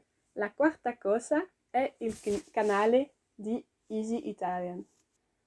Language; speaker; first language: Italian; non-native, learner; French